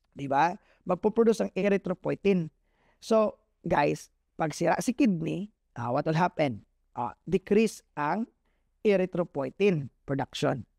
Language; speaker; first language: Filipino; non-native, local second language; Cebuano